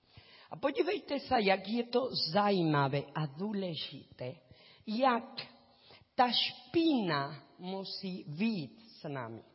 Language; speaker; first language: Czech; non-native, learner; Spanish